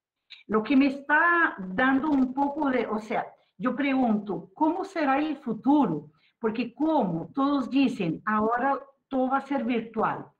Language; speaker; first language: Spanish; non-native, fluent; Portuguese